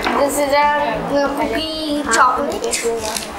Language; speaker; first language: English; non-native, local second language; Hindi